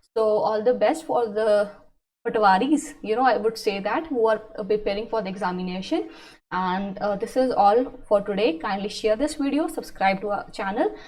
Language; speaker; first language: English; non-native, local second language; Punjabi